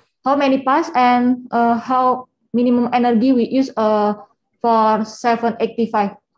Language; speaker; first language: English; non-native, learner; Indonesian